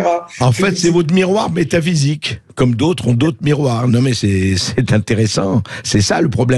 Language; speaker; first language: French; native; French